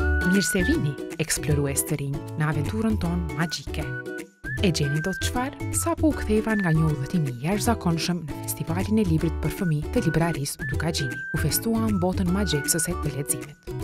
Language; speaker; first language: Albanian; native; Albanian